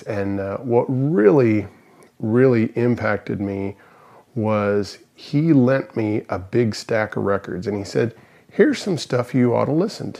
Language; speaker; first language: English; native; English